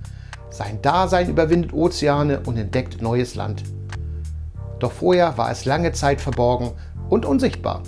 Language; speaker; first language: German; native; German